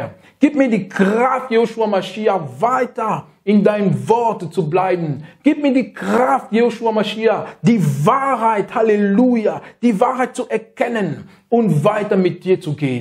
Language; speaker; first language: German; non-native, learner; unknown